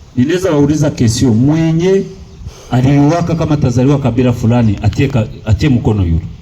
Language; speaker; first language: Swahili; native; Swahili